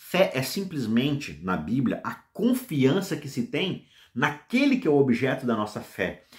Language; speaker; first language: Portuguese; native; Portuguese